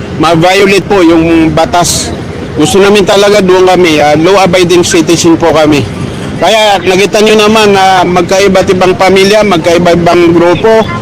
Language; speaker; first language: Filipino; non-native, local second language; Maranao